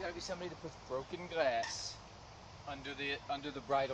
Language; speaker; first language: English; native; English